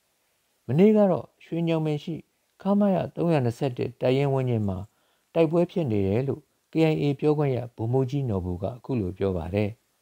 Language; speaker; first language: Burmese; native; Burmese